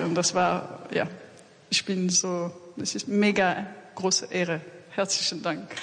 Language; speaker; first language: German; non-native, learner; French